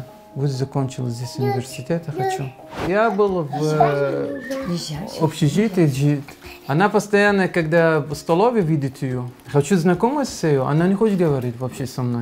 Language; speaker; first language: Russian; non-native, learner; Arabic